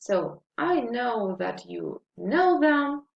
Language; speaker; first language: English; non-native, fluent; Ukrainian